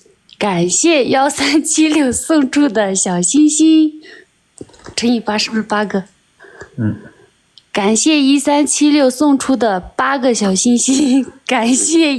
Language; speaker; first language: Chinese; non-native, local second language; Tibetan